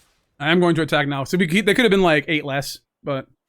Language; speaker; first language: English; native; English